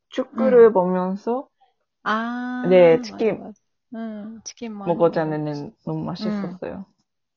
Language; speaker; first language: Korean; non-native, learner; Japanese